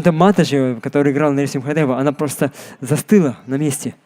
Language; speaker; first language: Russian; native; Russian